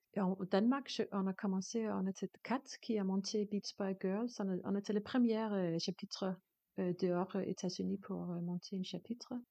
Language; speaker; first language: French; non-native, learner; Danish